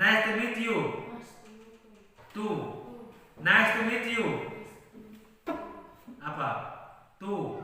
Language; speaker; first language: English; non-native, learner; Indonesian